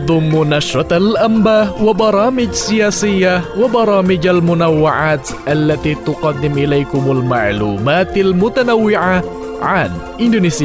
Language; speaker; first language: Arabic; non-native, fluent; Indonesian